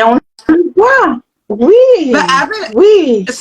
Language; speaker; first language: French; non-native, local second language; Arabic